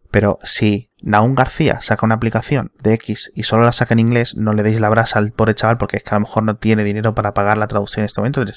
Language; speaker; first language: Spanish; native; Spanish